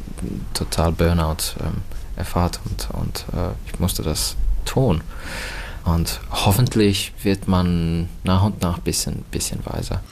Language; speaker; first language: German; non-native, fluent; Finnish